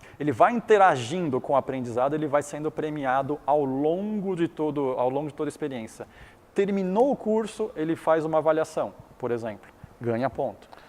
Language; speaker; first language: Portuguese; early bilingual, other home language; Chinese